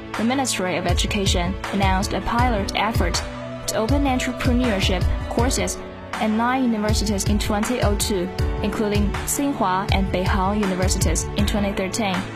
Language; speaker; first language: English; non-native, fluent; Chinese